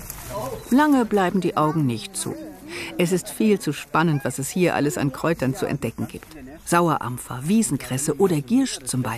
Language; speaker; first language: German; native; German